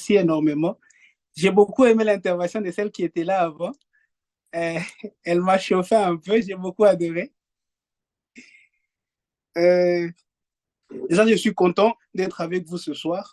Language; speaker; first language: French; non-native, local second language; Lingala